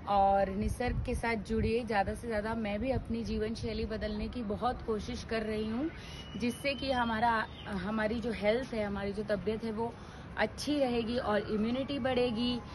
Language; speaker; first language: Hindi; non-native, local second language; Marathi